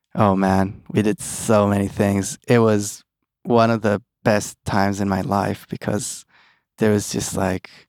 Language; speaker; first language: English; early bilingual, other home language; Hebrew